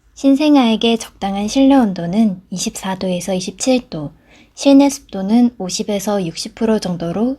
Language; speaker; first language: Korean; native; Korean